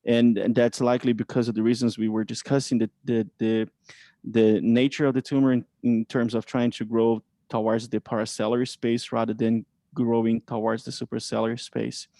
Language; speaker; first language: English; non-native, fluent; Portuguese